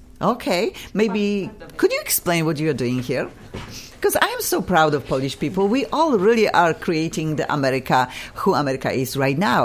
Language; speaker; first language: English; non-native, fluent; Polish